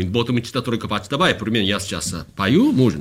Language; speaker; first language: Russian; non-native, fluent; Japanese